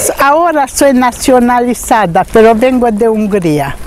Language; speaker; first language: Spanish; non-native, fluent; Hungarian